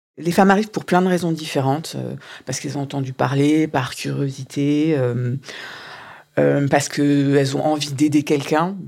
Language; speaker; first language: French; native; French